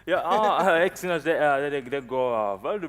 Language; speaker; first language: Norwegian; non-native, learner; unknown